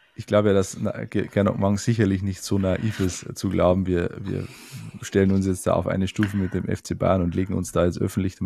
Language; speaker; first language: German; native; German